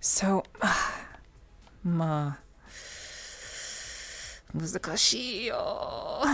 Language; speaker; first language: Japanese; non-native, learner; English